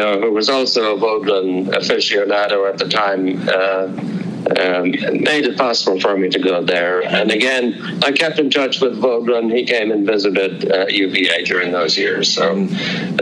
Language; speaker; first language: English; native; English